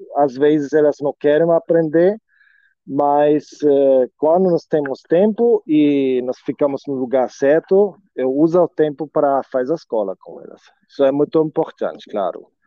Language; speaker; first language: Portuguese; non-native, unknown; German